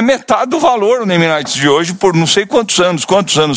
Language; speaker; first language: Portuguese; native; Portuguese